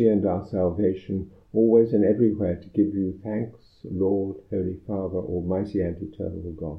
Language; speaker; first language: English; native; English